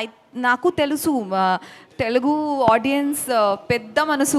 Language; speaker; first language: Telugu; non-native, learner; Bangla